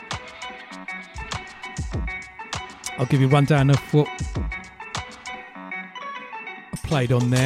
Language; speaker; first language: English; native; English